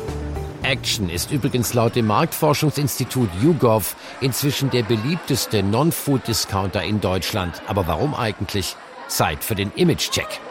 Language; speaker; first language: German; native; German